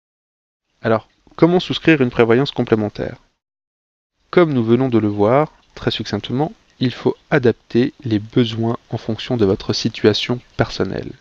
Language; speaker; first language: French; native; French